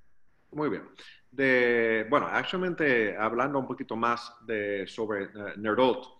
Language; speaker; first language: Spanish; non-native, learner; English